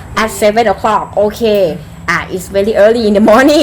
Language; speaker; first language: English; non-native, fluent; Thai